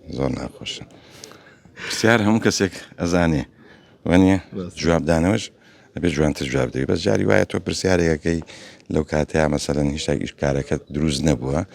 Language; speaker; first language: Central Kurdish; non-native, local second language; Gurani